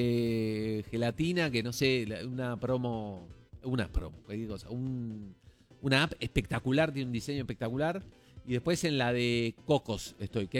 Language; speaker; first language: Spanish; native; Spanish